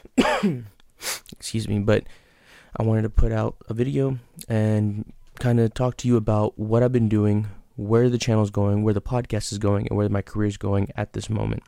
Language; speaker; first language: English; native; English